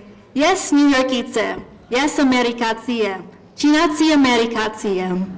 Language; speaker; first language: Armenian; non-native, learner; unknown